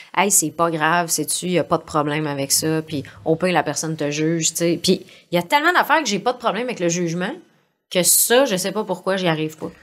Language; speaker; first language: French; native; French